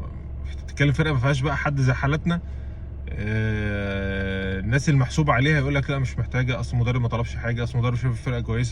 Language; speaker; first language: Arabic; native; Arabic